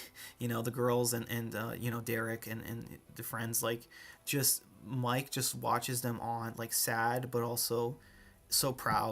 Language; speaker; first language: English; native; English